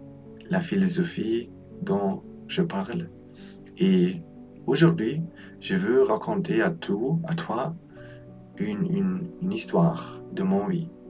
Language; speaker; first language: French; non-native, learner; Polish